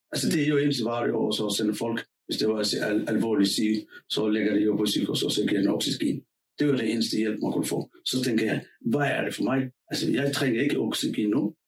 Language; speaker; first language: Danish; non-native, fluent; Somali